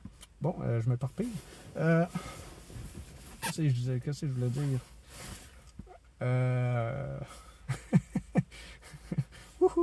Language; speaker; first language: French; native; French